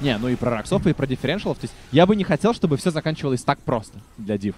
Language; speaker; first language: Russian; native; Russian